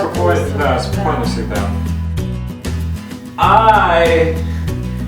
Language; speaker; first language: Russian; non-native, learner; English